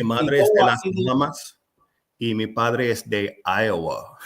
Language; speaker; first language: Spanish; non-native, fluent; English